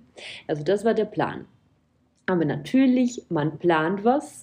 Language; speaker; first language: German; non-native, fluent; Czech